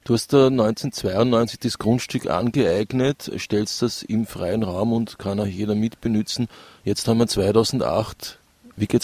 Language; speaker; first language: German; native; German